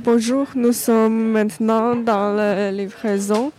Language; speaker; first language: French; non-native, learner; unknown